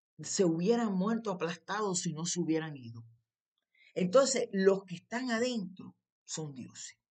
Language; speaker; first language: Spanish; native; Spanish